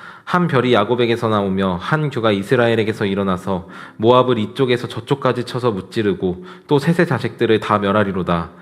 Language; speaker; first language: Korean; native; Korean